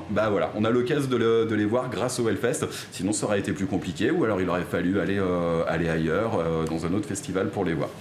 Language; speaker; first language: French; native; French